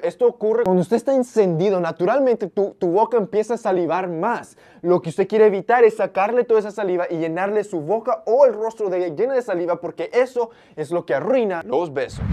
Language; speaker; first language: Spanish; early bilingual, heritage; Spanish